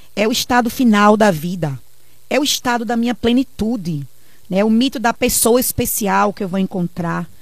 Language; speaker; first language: Portuguese; native; Portuguese